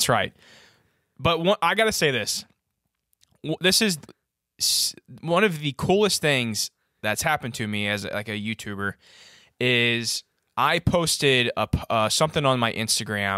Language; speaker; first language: English; native; English